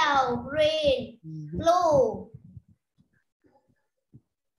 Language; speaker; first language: English; non-native, learner; Vietnamese